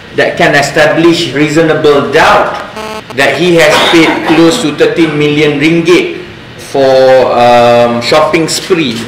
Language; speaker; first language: English; non-native, local second language; Malay